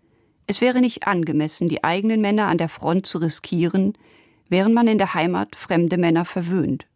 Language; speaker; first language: German; native; German